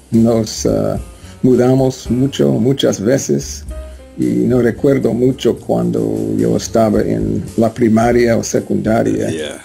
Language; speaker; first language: Spanish; non-native, learner; English